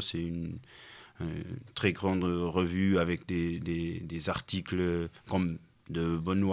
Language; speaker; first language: French; non-native, fluent; Portuguese